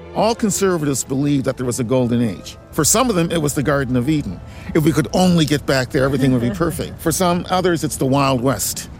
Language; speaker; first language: English; native; English